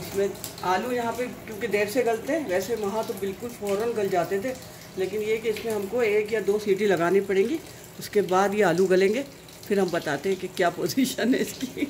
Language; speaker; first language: Urdu; native; Urdu